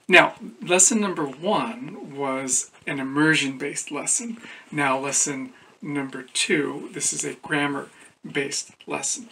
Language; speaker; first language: English; native; English